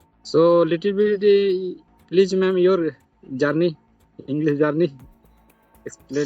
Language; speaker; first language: English; non-native, learner; Santali